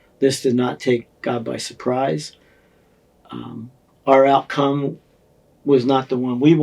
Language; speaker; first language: English; native; English